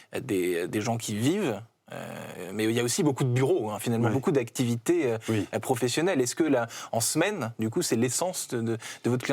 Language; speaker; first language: French; native; French